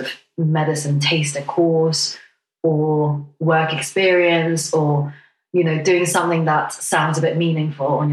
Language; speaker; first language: English; non-native, local second language; Cantonese